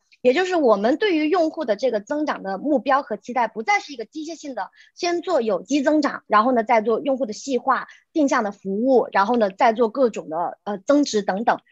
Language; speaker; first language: Chinese; native; Chinese